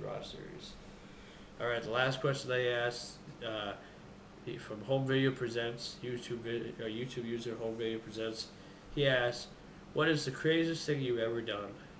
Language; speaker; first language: English; native; English